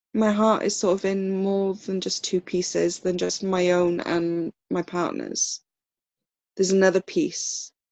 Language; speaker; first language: English; native; English